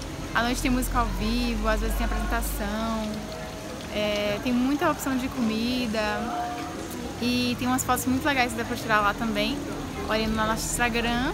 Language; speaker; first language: Portuguese; native; Portuguese